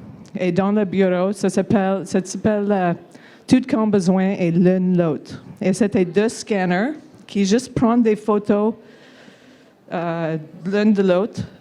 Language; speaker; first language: French; non-native, local second language; English